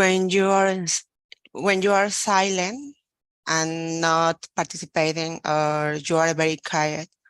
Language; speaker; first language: English; non-native, learner; Spanish